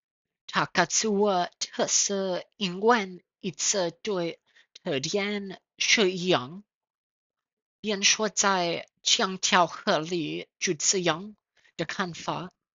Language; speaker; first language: Chinese; non-native, learner; English